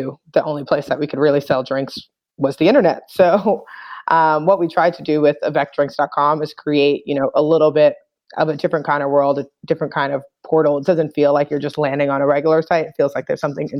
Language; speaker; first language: English; native; English